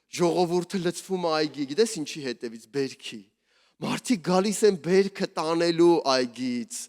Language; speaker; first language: Armenian; native; Armenian